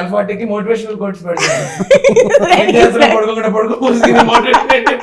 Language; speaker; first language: Telugu; native; Telugu